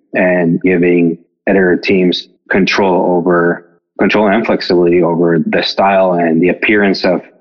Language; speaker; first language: English; non-native, fluent; Spanish